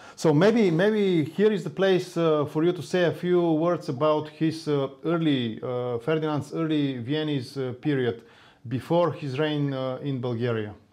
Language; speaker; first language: English; non-native, fluent; Bulgarian